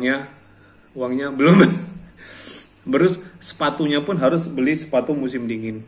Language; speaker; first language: Indonesian; non-native, local second language; Javanese